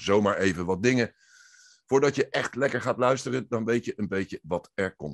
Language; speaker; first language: Dutch; native; Dutch